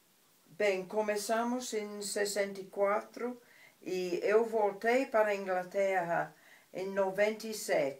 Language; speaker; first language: Portuguese; non-native, fluent; English